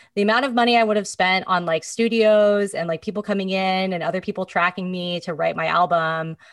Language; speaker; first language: English; native; English